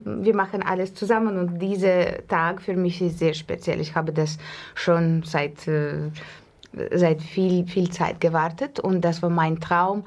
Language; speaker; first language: German; non-native, learner; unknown